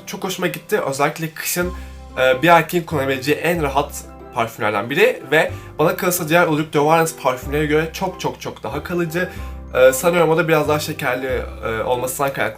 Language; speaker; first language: Turkish; native; Turkish